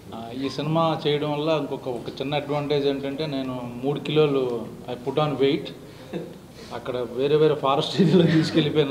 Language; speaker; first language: Telugu; native; Telugu